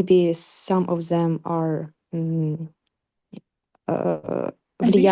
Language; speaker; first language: English; non-native, learner; Russian